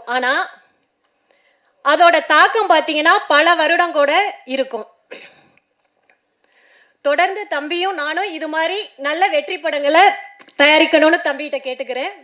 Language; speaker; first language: Tamil; native; Tamil